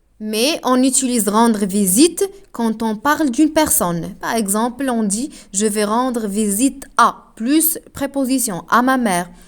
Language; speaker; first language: French; non-native, local second language; Arabic